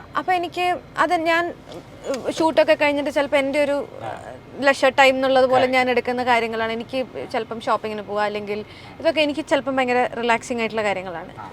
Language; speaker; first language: Malayalam; native; Malayalam